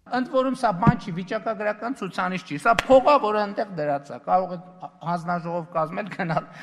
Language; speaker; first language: Armenian; native; Armenian